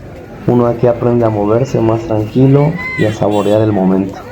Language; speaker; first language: Spanish; native; Spanish